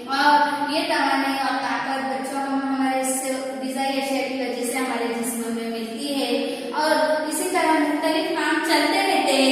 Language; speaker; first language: Urdu; native; Urdu